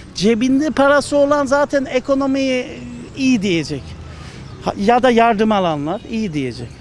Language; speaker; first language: Turkish; native; Turkish